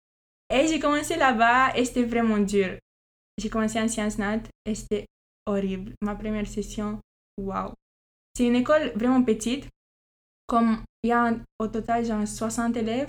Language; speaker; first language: French; non-native, fluent; Romanian